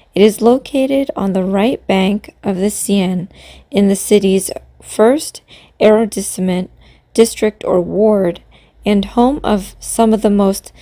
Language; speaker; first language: English; native; English